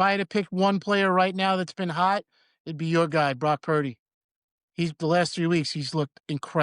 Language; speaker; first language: English; native; English